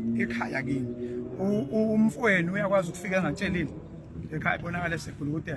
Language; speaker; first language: Zulu; native; Zulu